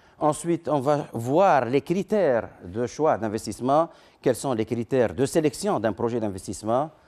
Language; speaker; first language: French; non-native, local second language; Arabic